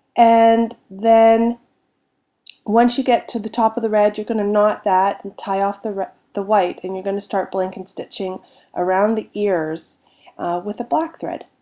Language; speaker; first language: English; native; English